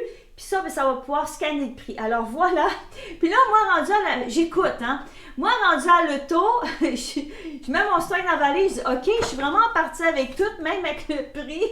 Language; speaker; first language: French; native; French